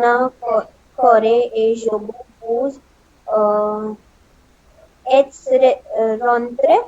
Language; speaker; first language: French; non-native, learner; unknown